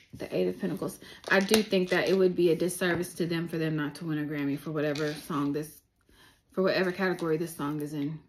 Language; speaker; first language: English; native; English